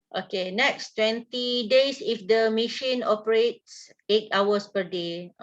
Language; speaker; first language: English; non-native, local second language; Malay